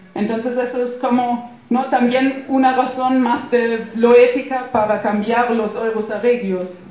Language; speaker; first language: Spanish; non-native, fluent; German